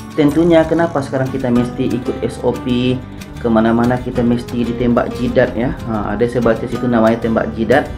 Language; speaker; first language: Malay; native; Malay